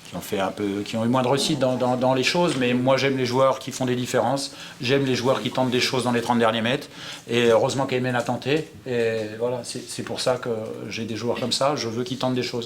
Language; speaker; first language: French; native; French